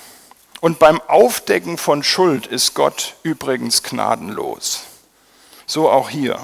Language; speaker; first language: German; native; German